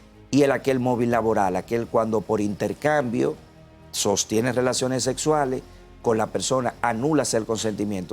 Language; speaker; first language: Spanish; native; Spanish